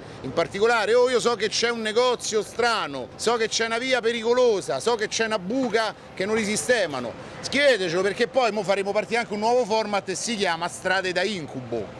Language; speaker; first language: Italian; native; Italian